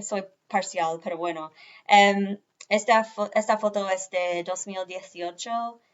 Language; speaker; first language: Spanish; non-native, fluent; English